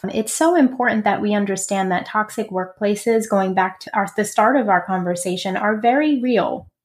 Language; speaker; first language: English; native; English